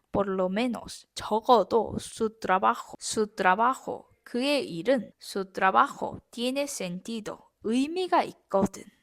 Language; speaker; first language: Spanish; non-native, fluent; Korean